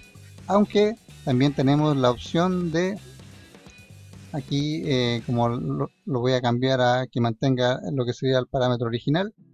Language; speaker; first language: Spanish; native; Spanish